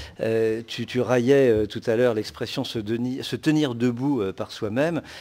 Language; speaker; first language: French; native; French